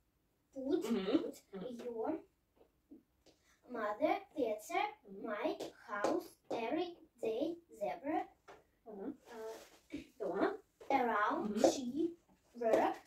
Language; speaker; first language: English; non-native, learner; Russian